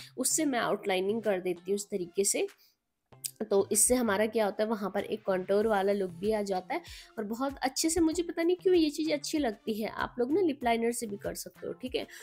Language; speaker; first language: Hindi; native; Hindi